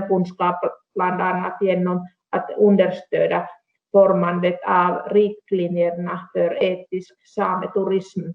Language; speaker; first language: Swedish; non-native, local second language; Finnish